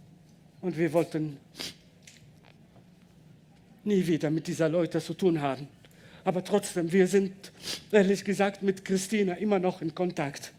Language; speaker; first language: German; non-native, learner; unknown